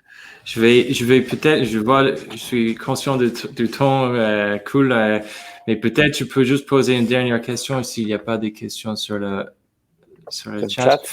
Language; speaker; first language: French; non-native, fluent; English